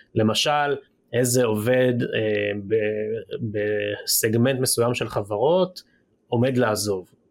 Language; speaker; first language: Hebrew; native; Hebrew